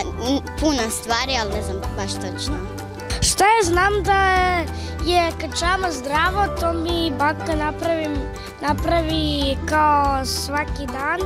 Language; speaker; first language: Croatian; early bilingual, heritage; Croatian